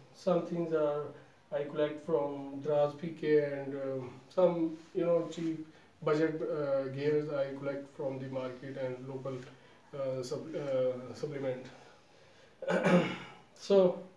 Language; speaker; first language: English; non-native, local second language; Urdu